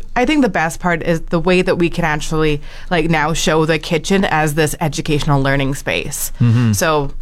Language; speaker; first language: English; native; English